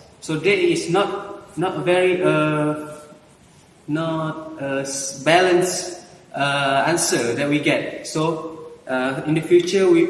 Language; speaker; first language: English; non-native, learner; Malay